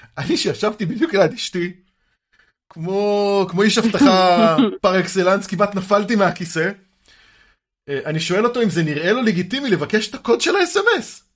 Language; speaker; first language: Hebrew; native; Hebrew